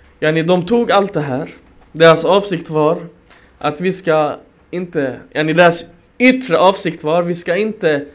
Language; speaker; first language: Swedish; early bilingual, other home language; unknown